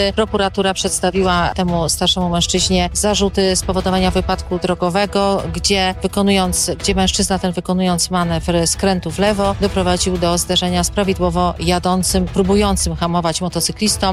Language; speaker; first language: Polish; native; Polish